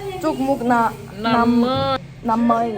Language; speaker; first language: Korean; non-native, learner; Mongolian